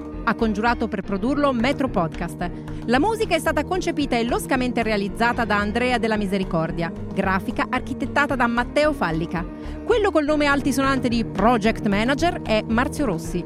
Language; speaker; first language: Italian; native; Italian